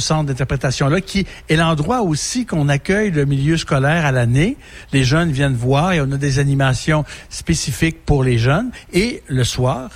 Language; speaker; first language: French; native; French